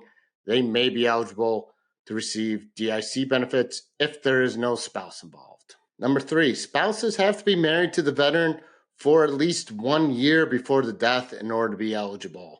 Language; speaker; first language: English; native; English